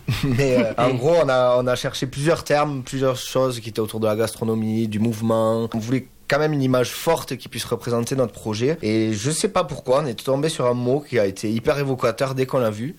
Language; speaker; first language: French; native; French